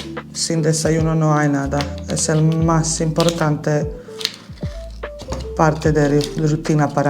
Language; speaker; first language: Spanish; non-native, learner; Bosnian